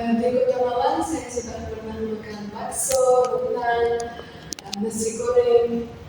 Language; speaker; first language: Indonesian; non-native, learner; Uzbek